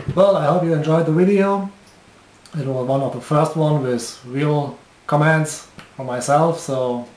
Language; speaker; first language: English; non-native, fluent; German